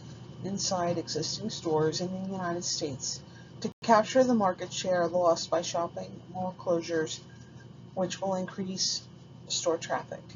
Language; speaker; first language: English; native; English